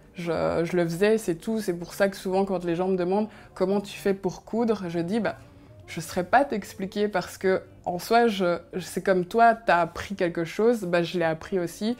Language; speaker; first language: French; early bilingual, other home language; Kinyarwanda